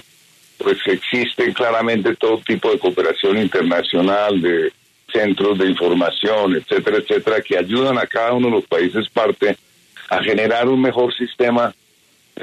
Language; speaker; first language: Spanish; native; Spanish